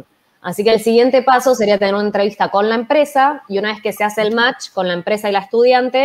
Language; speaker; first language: Spanish; native; Spanish